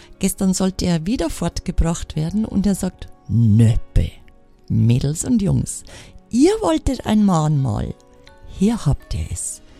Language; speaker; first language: German; native; German